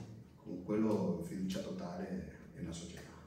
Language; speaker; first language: Italian; non-native, fluent; Spanish